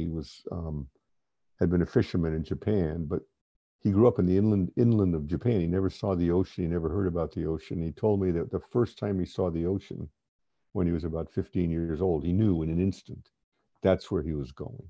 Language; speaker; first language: English; native; English